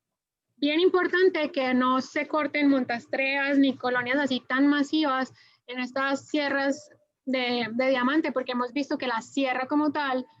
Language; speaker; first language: Spanish; native; Spanish